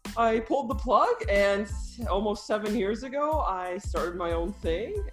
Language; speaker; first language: English; early bilingual, other home language; Russian